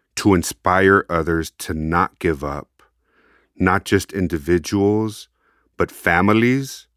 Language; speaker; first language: English; native; English